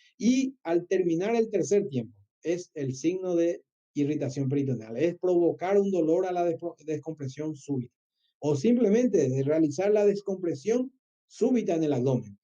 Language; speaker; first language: Spanish; native; Spanish